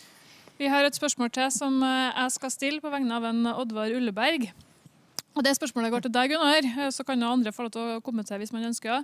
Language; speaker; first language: Norwegian; native; Norwegian